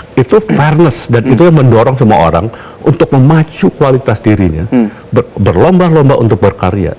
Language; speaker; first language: Indonesian; native; Indonesian